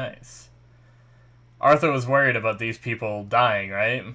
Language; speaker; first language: English; native; English